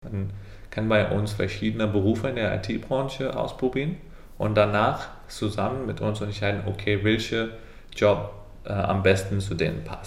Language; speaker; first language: German; non-native, fluent; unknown